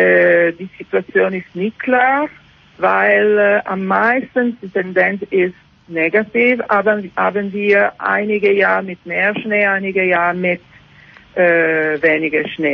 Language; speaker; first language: German; non-native, learner; Italian